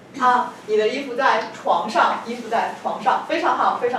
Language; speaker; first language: Chinese; non-native, fluent; English